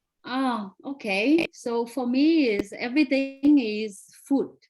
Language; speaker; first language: English; non-native, fluent; Vietnamese